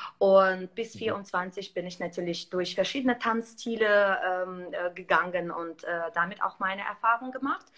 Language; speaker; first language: German; non-native, fluent; Russian